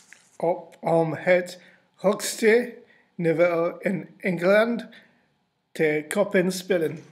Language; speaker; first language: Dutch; non-native, learner; English